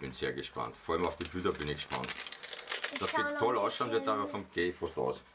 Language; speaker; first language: German; native; German